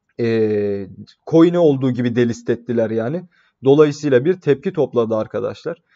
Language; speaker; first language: Turkish; native; Turkish